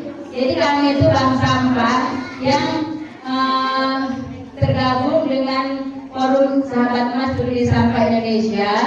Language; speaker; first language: Indonesian; native; Indonesian